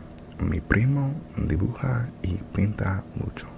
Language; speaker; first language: Spanish; non-native, learner; English